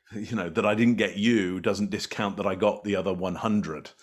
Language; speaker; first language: English; native; English